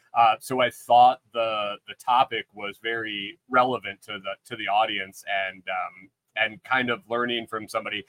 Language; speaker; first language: English; native; English